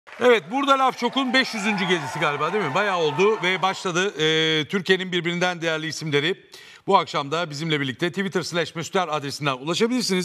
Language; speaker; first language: Turkish; native; Turkish